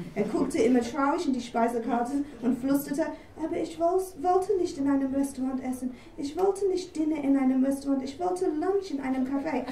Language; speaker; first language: German; non-native, fluent; English